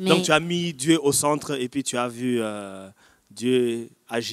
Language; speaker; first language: French; non-native, local second language; Lingala